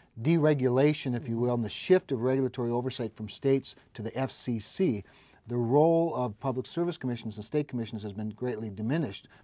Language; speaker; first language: English; native; English